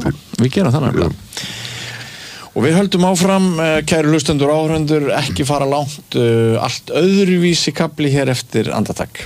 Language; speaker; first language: Icelandic; native; Icelandic